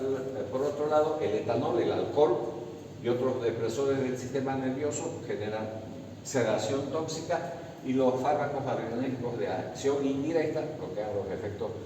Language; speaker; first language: Spanish; native; Spanish